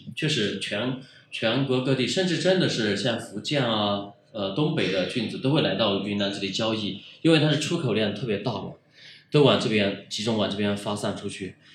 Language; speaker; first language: Chinese; native; Chinese